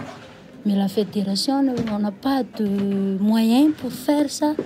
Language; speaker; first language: French; non-native, local second language; Malagasy